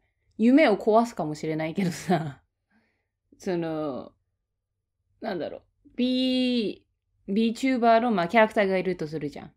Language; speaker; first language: Japanese; native; Japanese